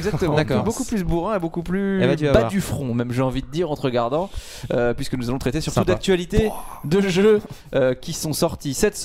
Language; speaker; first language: French; native; French